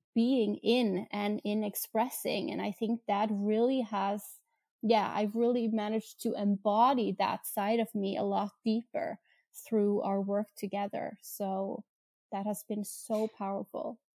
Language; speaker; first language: English; non-native, fluent; Norwegian